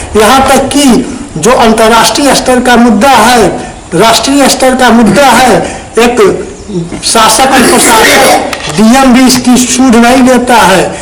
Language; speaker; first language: Hindi; native; Hindi